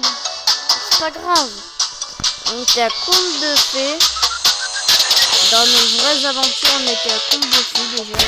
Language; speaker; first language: French; native; French